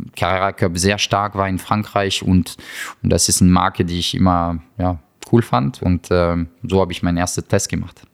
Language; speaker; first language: German; non-native, fluent; French